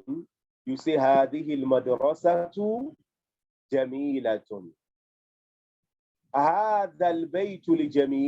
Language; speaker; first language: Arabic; non-native, fluent; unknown